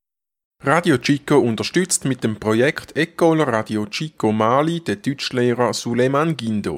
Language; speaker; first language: German; native; German